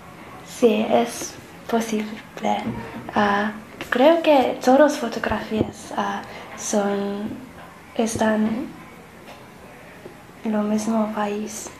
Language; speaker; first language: Spanish; non-native, learner; English